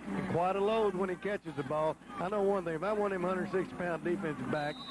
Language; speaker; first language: English; native; English